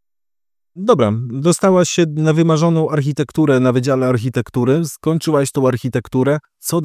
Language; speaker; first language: Polish; native; Polish